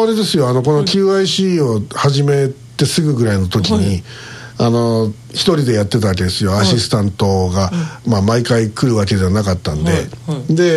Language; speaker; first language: Japanese; native; Japanese